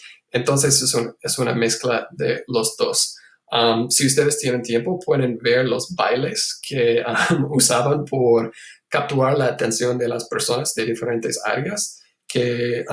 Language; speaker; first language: Spanish; non-native, fluent; English